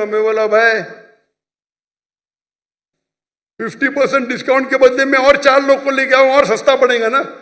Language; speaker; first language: Hindi; non-native, local second language; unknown